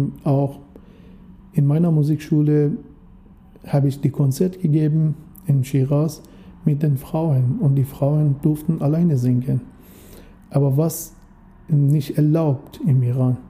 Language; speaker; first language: German; non-native, learner; Persian